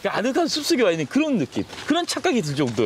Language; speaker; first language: Korean; native; Korean